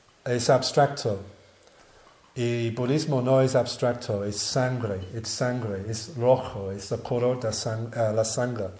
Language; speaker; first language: Spanish; non-native, learner; English